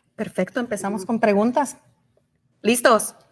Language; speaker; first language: Spanish; native; Spanish